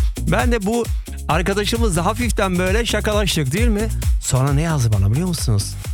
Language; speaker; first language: Turkish; early bilingual, heritage; Turkish